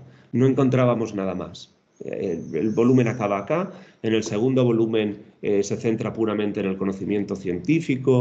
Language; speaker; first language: Spanish; native; Spanish